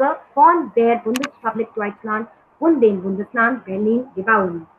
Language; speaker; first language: German; non-native, learner; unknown